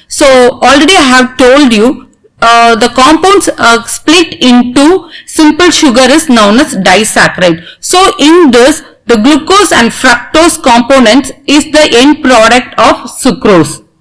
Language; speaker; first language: English; non-native, local second language; Tamil